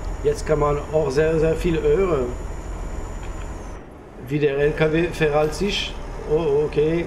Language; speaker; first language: German; non-native, learner; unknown